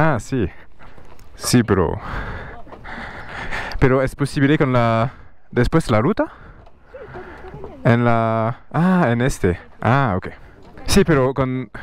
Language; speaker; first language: Spanish; non-native, learner; French